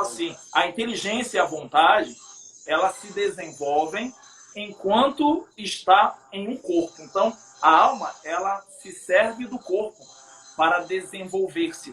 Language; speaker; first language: Portuguese; native; Portuguese